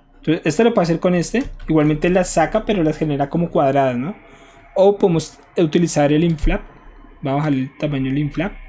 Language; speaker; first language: Spanish; native; Spanish